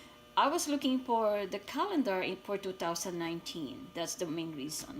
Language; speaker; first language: English; non-native, fluent; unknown